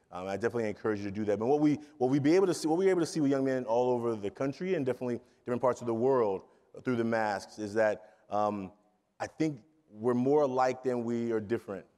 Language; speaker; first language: English; native; English